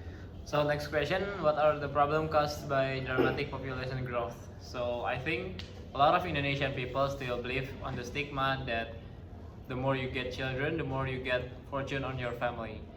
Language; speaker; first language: English; non-native, learner; Indonesian